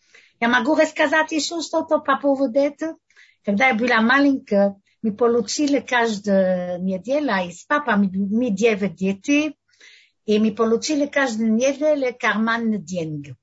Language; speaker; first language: Russian; non-native, learner; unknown